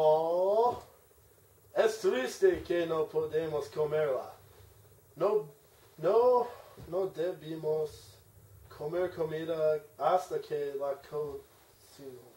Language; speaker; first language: Spanish; non-native, learner; English